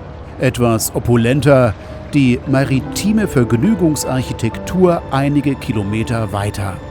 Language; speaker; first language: German; native; German